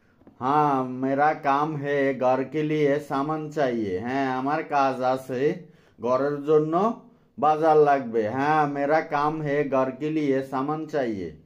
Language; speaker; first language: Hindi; non-native, fluent; Bangla